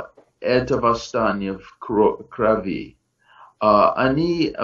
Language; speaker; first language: Russian; non-native, fluent; English